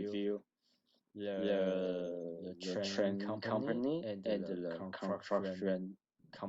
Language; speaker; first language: English; non-native, learner; Chinese